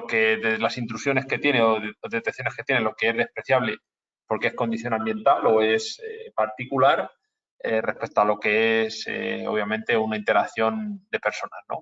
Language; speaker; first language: Spanish; native; Spanish